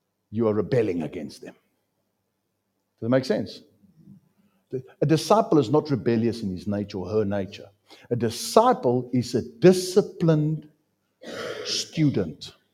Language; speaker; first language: English; non-native, local second language; Afrikaans